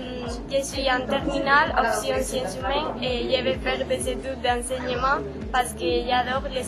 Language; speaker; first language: French; non-native, learner; Spanish